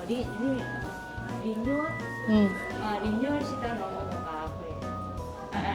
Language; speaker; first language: Japanese; non-native, learner; Korean